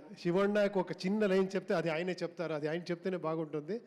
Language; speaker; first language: Telugu; non-native, local second language; Kannada